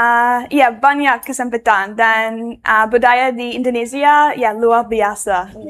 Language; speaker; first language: Indonesian; non-native, learner; English